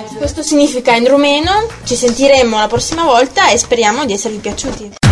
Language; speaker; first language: Italian; early bilingual, other home language; Romanian